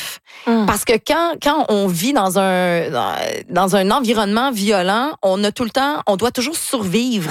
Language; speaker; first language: French; native; French